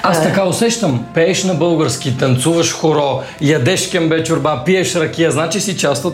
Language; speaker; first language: Bulgarian; native; Bulgarian